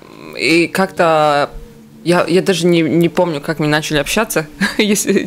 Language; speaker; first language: Russian; native; Russian